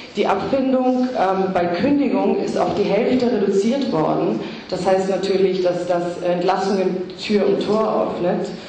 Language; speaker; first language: German; non-native, fluent; Greek